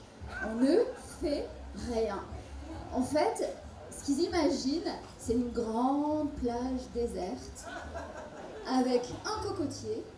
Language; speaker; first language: French; native; French